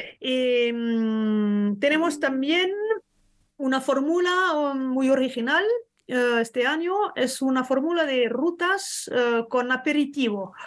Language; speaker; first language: Spanish; non-native, learner; French